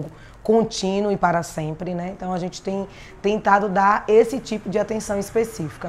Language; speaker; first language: Portuguese; native; Portuguese